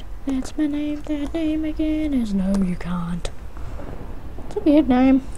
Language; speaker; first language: English; native; English